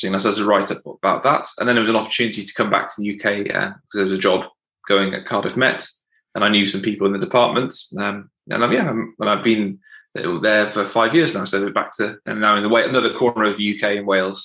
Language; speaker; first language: English; native; English